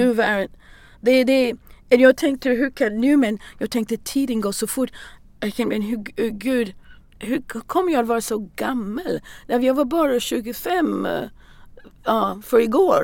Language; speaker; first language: Swedish; non-native, learner; English